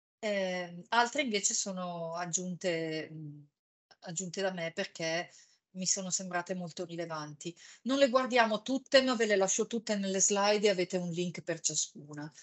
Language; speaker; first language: Italian; native; Italian